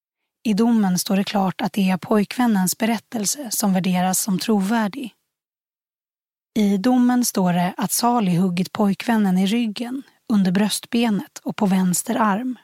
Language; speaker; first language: Swedish; native; Swedish